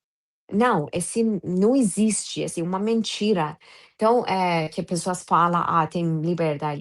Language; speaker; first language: Portuguese; non-native, fluent; Persian